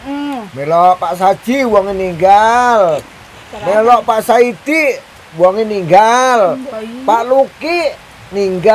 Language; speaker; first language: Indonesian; non-native, local second language; Javanese